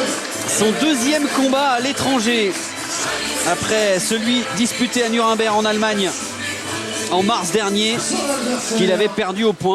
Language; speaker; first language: French; native; French